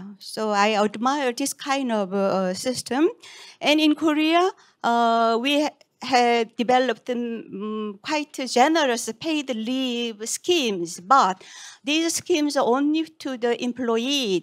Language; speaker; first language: English; non-native, fluent; Korean